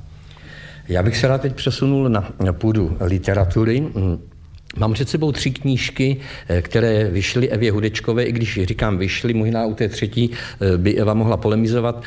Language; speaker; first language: Czech; native; Czech